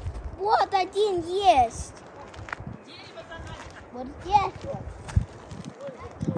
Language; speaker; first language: Russian; early bilingual, heritage; Russian